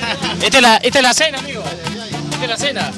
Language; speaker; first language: Spanish; native; Spanish